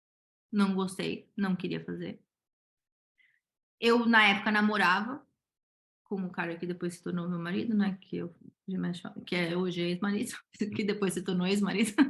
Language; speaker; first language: Portuguese; native; Portuguese